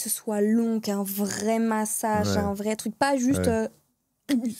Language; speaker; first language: French; native; French